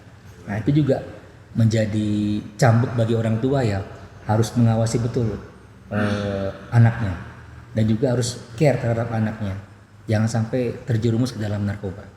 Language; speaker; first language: Indonesian; non-native, local second language; Banjar